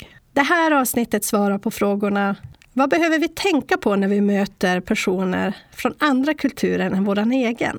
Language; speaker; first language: Swedish; native; Swedish